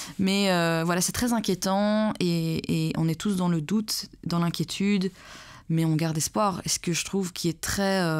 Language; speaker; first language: French; early bilingual, other home language; Persian